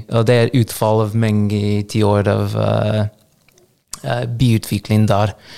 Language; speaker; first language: Norwegian; non-native, fluent; English